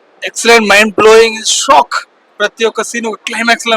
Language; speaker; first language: Telugu; native; Telugu